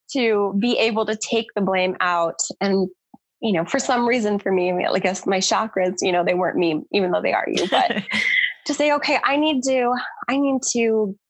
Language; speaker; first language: English; native; English